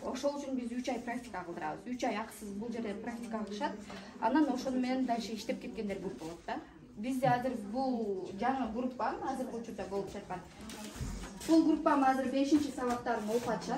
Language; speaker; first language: Kyrgyz; native; Kyrgyz